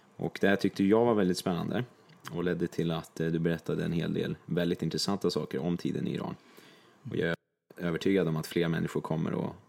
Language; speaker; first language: Swedish; early bilingual, other home language; Persian